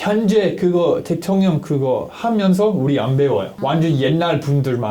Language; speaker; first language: Korean; non-native, learner; English